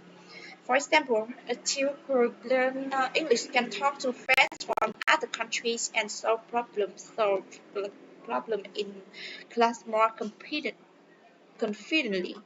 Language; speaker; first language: English; non-native, learner; Vietnamese